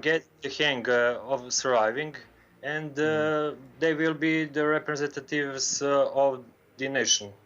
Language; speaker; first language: English; non-native, learner; Serbian